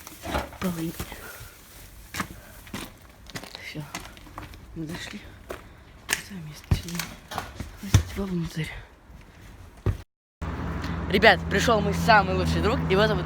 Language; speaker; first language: Russian; native; Russian